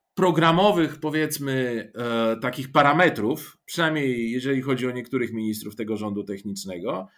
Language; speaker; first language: Polish; non-native, fluent; Bulgarian